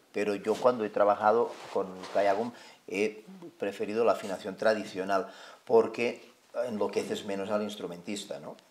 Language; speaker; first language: Spanish; non-native, local second language; Catalan